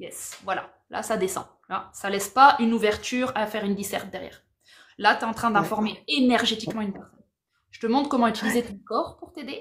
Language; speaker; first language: French; native; French